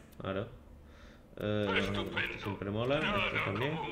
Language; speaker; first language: Spanish; native; Spanish